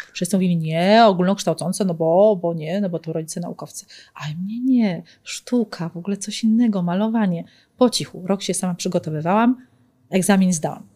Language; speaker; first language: Polish; native; Polish